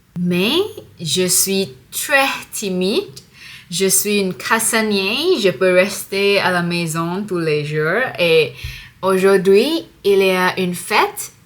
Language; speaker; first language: French; non-native, learner; English